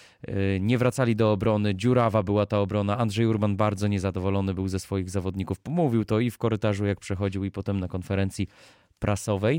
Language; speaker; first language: Polish; native; Polish